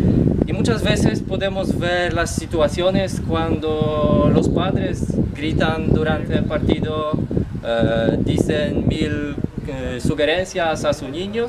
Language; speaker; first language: Spanish; non-native, learner; Polish